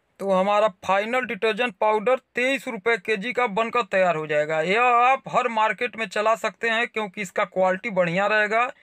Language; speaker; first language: Hindi; native; Hindi